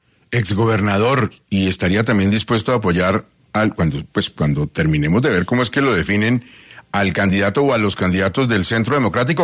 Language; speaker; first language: Spanish; native; Spanish